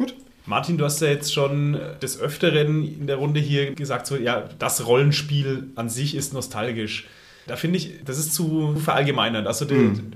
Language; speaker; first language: German; native; German